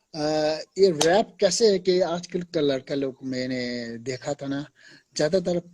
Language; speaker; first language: Hindi; non-native, local second language; Tibetan